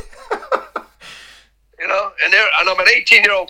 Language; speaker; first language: English; native; English